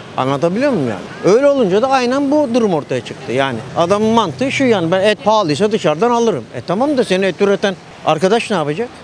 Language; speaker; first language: Turkish; native; Turkish